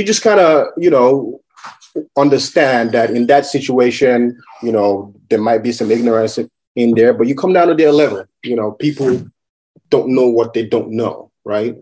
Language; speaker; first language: English; non-native, local second language; Yoruba